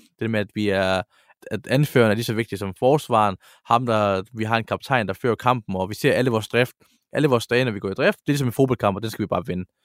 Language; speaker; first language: Danish; early bilingual, other home language; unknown